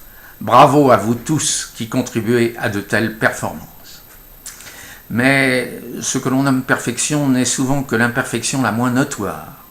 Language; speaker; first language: French; native; French